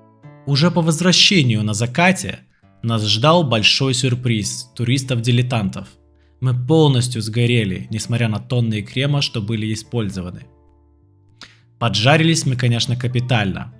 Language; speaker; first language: Russian; native; Russian